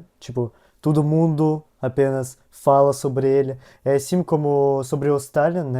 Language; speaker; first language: Portuguese; non-native, learner; Russian